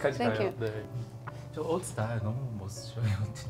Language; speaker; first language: Korean; non-native, learner; English